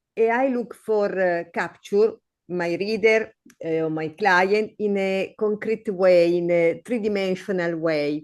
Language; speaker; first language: English; non-native, learner; Italian